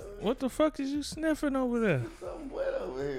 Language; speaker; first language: English; native; English